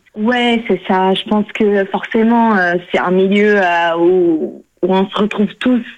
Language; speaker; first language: French; non-native, fluent; Portuguese